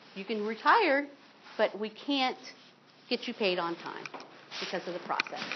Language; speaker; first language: English; native; English